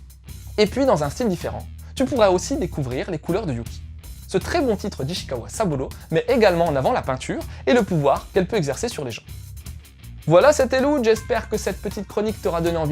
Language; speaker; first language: French; native; French